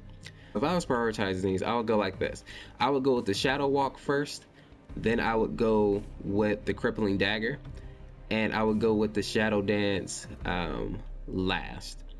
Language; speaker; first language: English; native; English